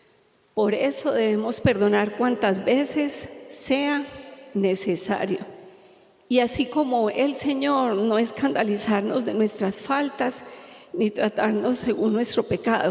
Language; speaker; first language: Spanish; native; Spanish